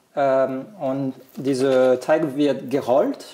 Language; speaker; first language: German; non-native, fluent; French